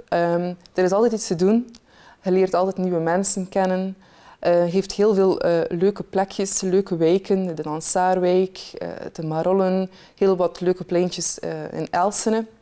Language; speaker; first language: Dutch; native; Dutch